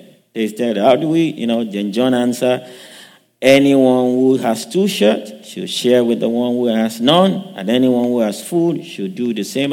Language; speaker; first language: English; non-native, local second language; Yoruba